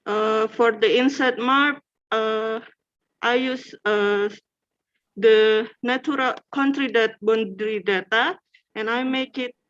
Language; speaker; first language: English; non-native, fluent; Indonesian